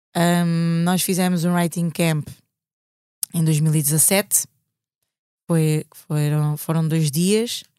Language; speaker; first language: Portuguese; native; Portuguese